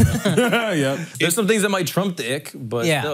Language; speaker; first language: English; native; English